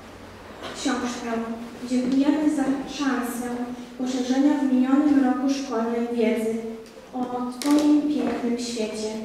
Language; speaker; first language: Polish; native; Polish